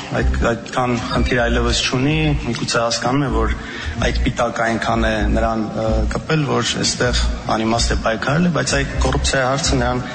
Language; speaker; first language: Armenian; native; Armenian